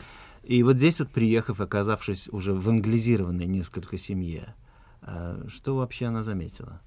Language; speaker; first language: Russian; native; Russian